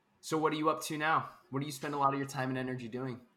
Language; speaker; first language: English; native; English